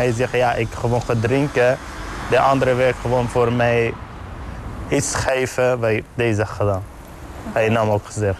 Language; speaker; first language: Dutch; non-native, learner; Arabic